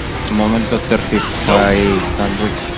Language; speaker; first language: Spanish; native; Spanish